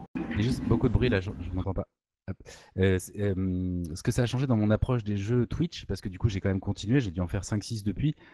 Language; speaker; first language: French; native; French